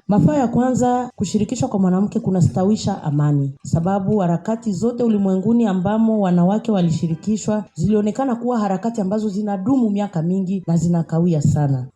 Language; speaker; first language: Swahili; native; Swahili